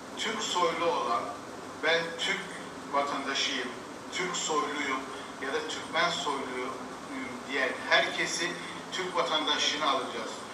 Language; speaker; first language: Turkish; native; Turkish